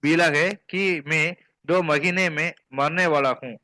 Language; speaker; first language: Hindi; non-native, local second language; Tamil